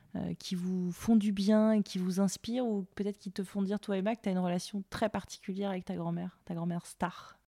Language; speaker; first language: French; native; French